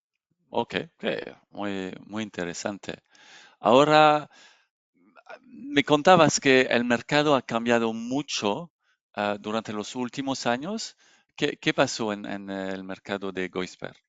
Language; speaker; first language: Spanish; non-native, learner; French